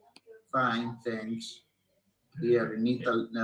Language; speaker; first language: English; non-native, learner; Italian